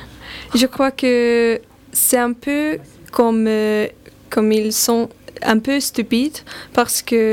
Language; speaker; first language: French; non-native, learner; Finnish